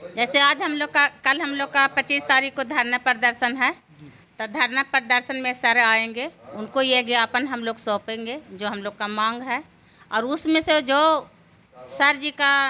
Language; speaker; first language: Hindi; native; Hindi